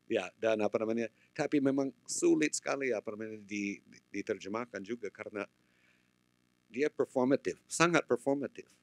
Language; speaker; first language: Indonesian; non-native, fluent; English